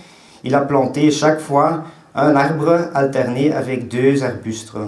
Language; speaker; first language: French; non-native, local second language; Dutch